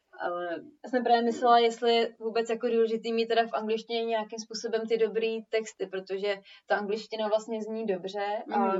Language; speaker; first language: Czech; native; Czech